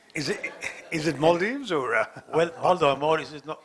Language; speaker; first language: English; non-native, learner; Somali